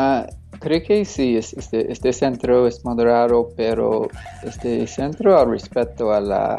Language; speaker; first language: Spanish; non-native, fluent; English